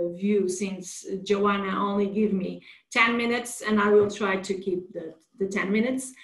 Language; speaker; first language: English; non-native, fluent; Portuguese